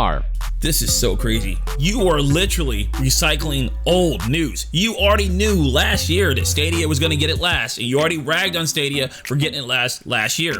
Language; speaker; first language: English; native; English